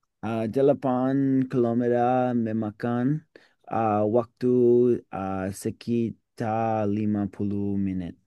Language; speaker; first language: Indonesian; non-native, learner; English